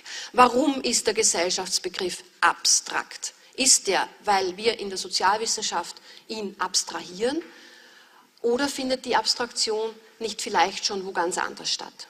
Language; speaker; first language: German; native; German